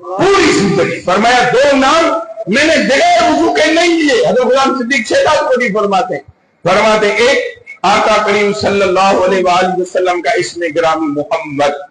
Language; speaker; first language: Urdu; non-native, local second language; Sindhi